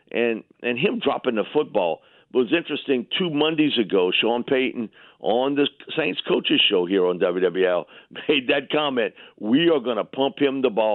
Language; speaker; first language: English; native; English